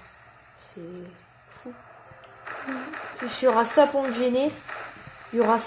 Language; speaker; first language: French; native; French